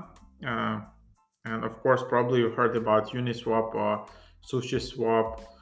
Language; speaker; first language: English; non-native, fluent; Ukrainian